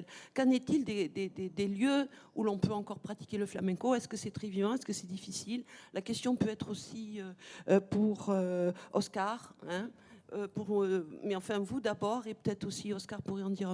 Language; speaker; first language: French; native; French